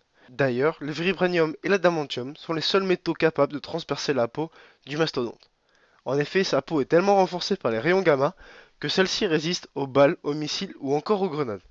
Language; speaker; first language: French; native; French